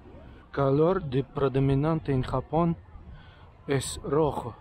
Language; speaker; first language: Spanish; non-native, learner; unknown